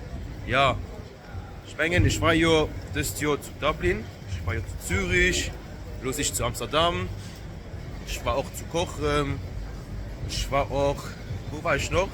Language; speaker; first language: German; non-native, local second language; Luxembourgish